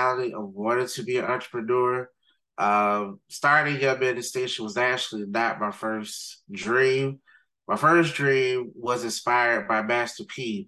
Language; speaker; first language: English; native; English